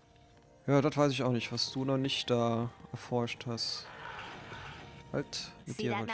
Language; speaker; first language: German; native; German